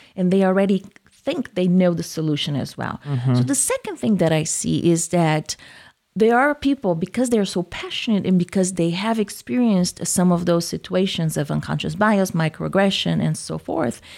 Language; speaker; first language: English; non-native, fluent; Portuguese